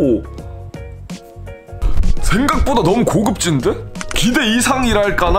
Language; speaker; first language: Korean; early bilingual, heritage; Korean